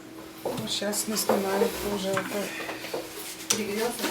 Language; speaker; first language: Russian; non-native, fluent; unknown